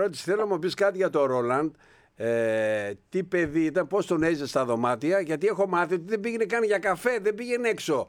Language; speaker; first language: Greek; native; Greek